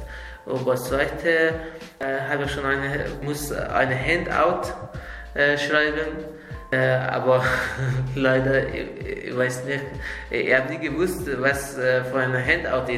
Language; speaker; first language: German; non-native, learner; Azerbaijani